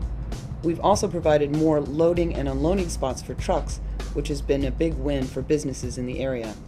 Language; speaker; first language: English; native; English